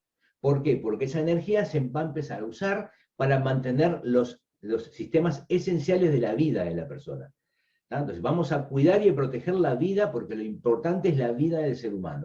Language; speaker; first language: Spanish; native; Spanish